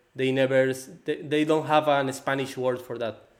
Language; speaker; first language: English; non-native, fluent; Spanish